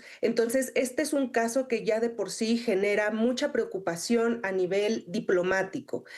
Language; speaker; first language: Spanish; native; Spanish